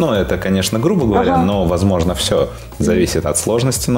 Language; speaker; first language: Russian; native; Russian